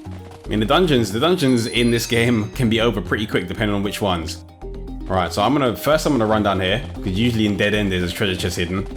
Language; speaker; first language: English; native; English